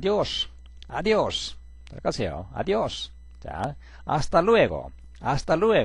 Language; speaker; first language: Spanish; non-native, fluent; Korean